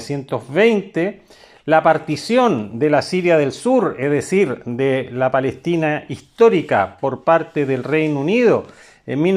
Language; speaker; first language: Spanish; native; Spanish